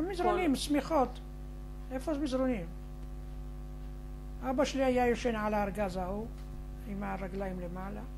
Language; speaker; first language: Hebrew; non-native, fluent; Arabic